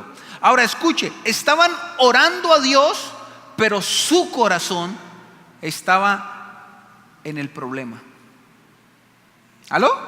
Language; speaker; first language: Spanish; native; Spanish